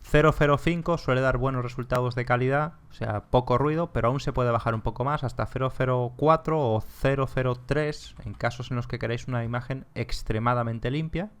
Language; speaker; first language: Spanish; native; Spanish